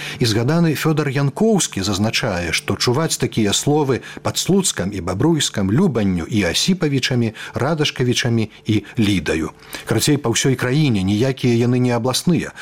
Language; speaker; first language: Belarusian; native; Belarusian